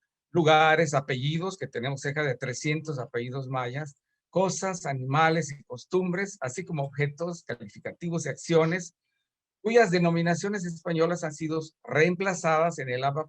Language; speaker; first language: Spanish; native; Spanish